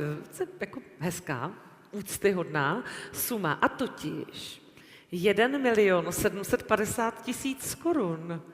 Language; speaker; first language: Czech; native; Czech